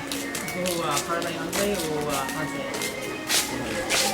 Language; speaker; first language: French; non-native, learner; English